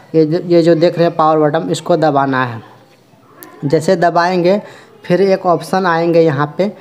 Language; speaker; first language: Hindi; native; Hindi